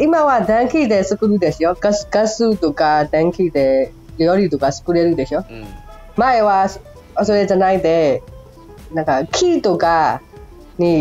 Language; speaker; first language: Japanese; non-native, learner; Burmese